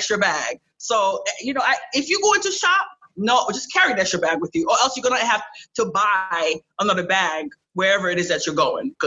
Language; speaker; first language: English; early bilingual, other home language; Haitian Creole